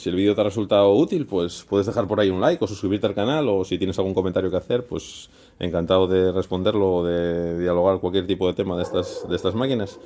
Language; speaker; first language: Spanish; native; Spanish